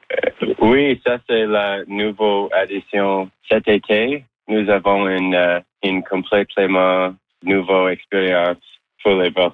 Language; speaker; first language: French; non-native, local second language; English